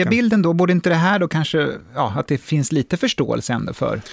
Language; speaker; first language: Swedish; native; Swedish